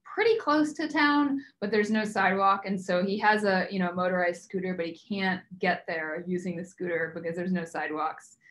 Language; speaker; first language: English; native; English